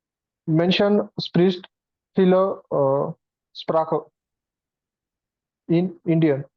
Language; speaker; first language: German; non-native, learner; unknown